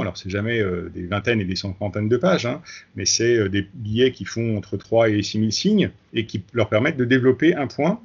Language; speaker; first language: French; native; French